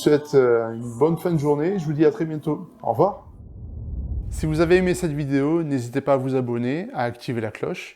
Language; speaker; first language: French; native; French